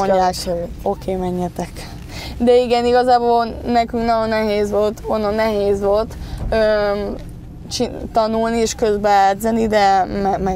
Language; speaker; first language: Hungarian; early bilingual, heritage; Spanish